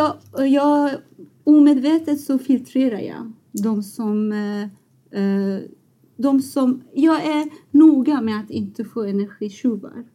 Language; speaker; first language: Swedish; non-native, fluent; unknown